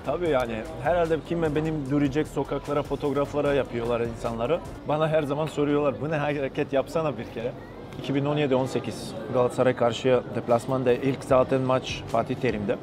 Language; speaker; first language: Turkish; non-native, learner; Macedonian